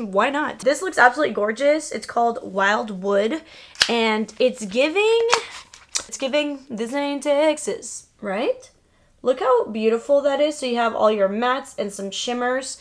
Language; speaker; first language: English; early bilingual, other home language; Spanish